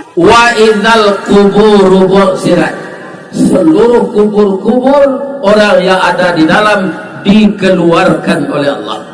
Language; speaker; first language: Malay; non-native, local second language; Minangkabau